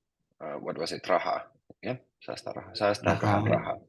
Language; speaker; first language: Finnish; non-native, fluent; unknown